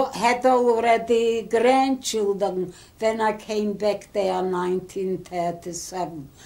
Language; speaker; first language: English; early bilingual, other home language; Polish